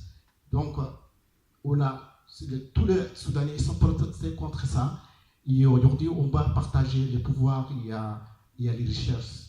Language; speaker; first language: French; non-native, learner; Arabic